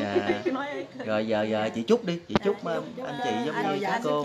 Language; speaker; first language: Vietnamese; native; Vietnamese